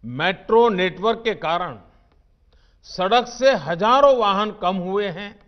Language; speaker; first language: Hindi; non-native, local second language; Gujarati